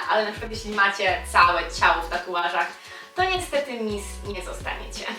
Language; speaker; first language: Polish; native; Polish